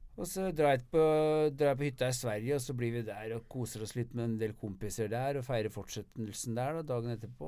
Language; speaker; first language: Norwegian; native; Norwegian